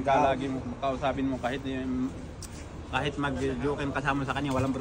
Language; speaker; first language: Filipino; non-native, learner; Arabic